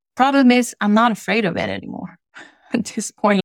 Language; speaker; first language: English; non-native, fluent; Spanish